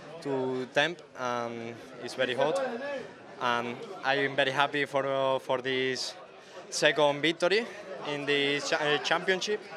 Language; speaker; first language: English; non-native, learner; Spanish